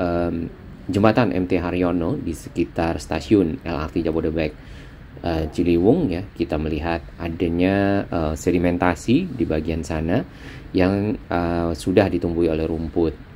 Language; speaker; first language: Indonesian; native; Indonesian